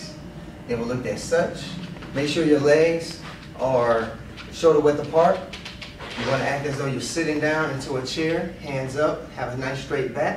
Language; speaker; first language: English; native; English